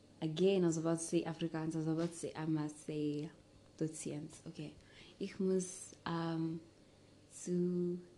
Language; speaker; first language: German; non-native, learner; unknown